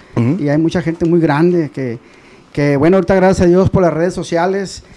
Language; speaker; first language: Spanish; native; Spanish